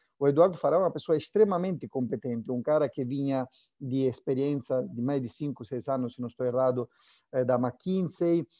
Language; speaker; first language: Portuguese; non-native, fluent; Italian